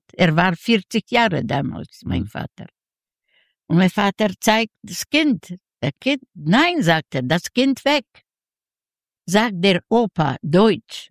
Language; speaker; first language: German; non-native, learner; Yiddish